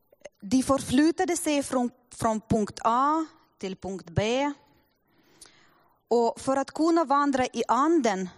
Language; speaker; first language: Swedish; non-native, fluent; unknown